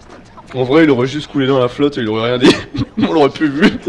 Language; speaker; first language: French; native; French